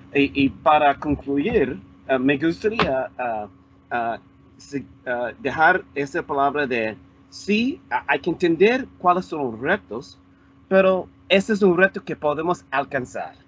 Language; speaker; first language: Spanish; non-native, fluent; English